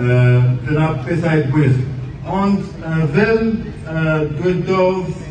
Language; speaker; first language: Welsh; non-native, fluent; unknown